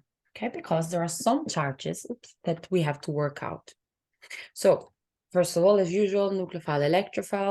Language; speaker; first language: English; non-native, fluent; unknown